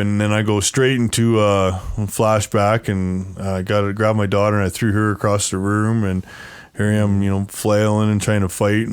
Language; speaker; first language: English; native; English